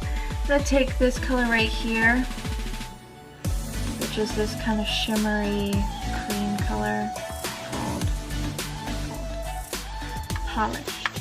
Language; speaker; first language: English; native; English